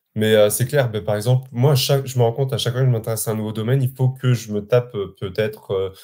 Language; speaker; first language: French; native; French